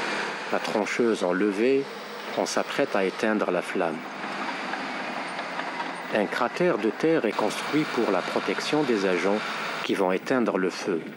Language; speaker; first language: French; non-native, local second language; Arabic